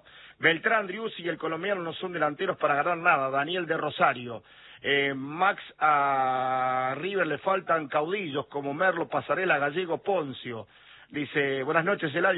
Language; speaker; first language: Spanish; native; Spanish